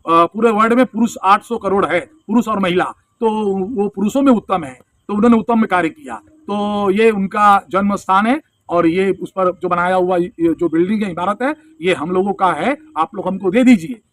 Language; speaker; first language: Hindi; non-native, local second language; Bangla